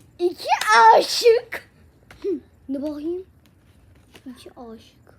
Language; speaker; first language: Turkish; native; Turkish